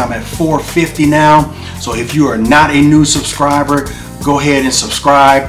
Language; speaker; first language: English; native; English